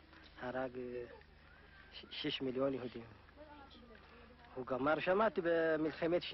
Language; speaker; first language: Hebrew; non-native, learner; Amharic